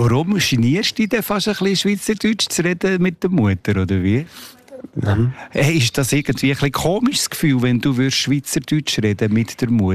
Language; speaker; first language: German; native; German